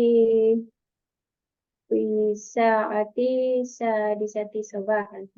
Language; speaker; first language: Arabic; non-native, learner; Indonesian